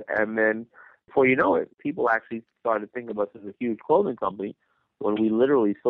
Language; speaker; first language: English; native; English